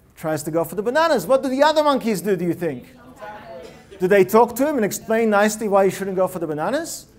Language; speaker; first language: English; early bilingual, other home language; Russian